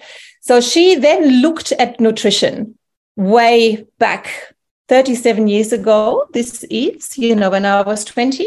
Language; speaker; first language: English; non-native, fluent; German